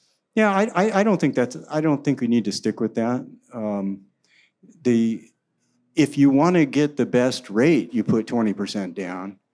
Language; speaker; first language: English; native; English